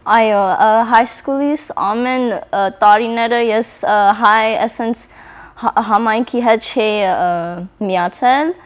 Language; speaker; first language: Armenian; early bilingual, heritage; Armenian